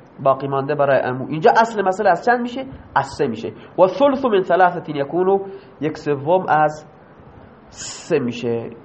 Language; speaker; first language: Persian; non-native, local second language; Baluchi